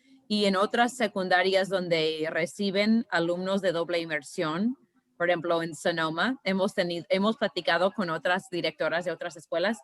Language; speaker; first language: Spanish; early bilingual, heritage; Spanish